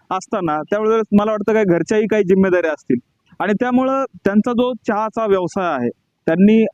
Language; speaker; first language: Marathi; native; Marathi